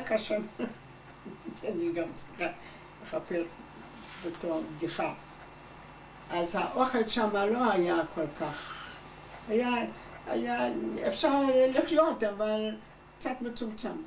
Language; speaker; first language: Hebrew; non-native, fluent; German